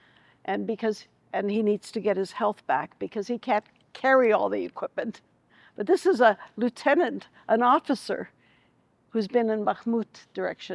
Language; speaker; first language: English; early bilingual, other home language; Ukrainian